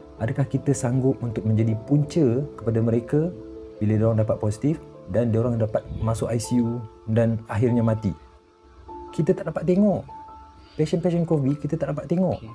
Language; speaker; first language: Malay; native; Malay